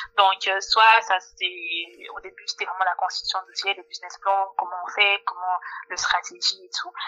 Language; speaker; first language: French; non-native, local second language; Lingala